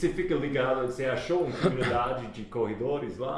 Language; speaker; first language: Portuguese; non-native, fluent; English